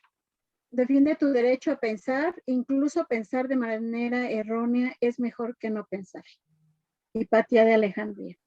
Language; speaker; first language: Spanish; native; Spanish